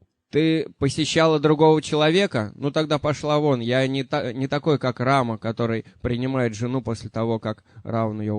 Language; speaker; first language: Russian; native; Russian